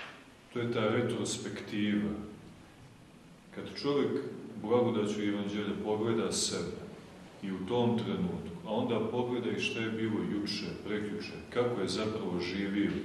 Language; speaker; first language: Serbian; native; Serbian